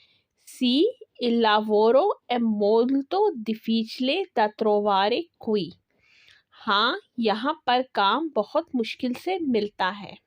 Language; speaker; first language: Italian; non-native, fluent; Urdu